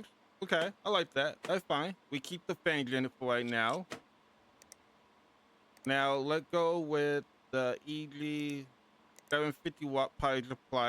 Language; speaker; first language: English; native; English